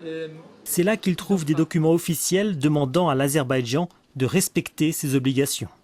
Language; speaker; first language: French; native; French